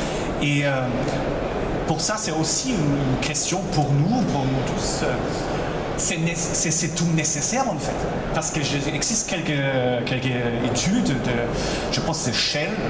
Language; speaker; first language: French; non-native, local second language; German